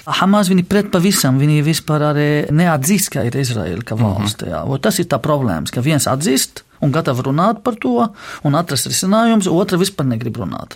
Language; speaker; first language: Latvian; non-native, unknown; Arabic